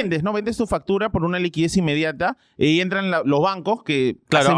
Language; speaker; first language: Spanish; native; Spanish